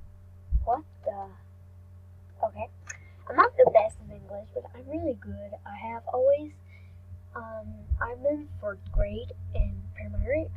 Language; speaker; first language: English; non-native, learner; French